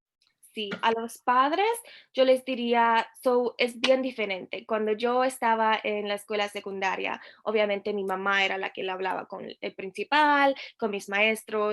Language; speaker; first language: Spanish; early bilingual, heritage; Spanish